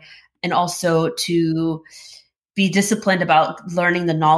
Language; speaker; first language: English; native; English